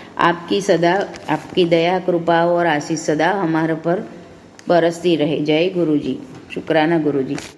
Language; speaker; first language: Hindi; non-native, local second language; Gujarati